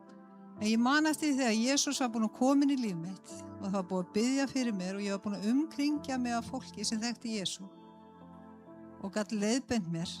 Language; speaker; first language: Icelandic; native; Icelandic